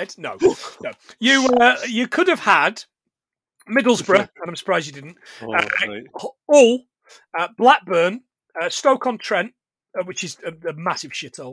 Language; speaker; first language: English; native; English